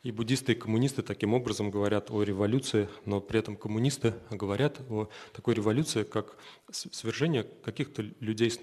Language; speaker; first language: Russian; native; Russian